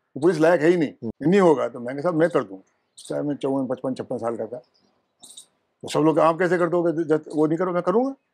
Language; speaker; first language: Hindi; native; Hindi